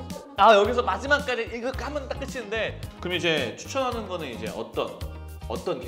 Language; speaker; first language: Korean; native; Korean